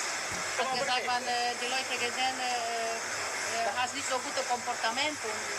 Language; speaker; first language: German; non-native, learner; Romanian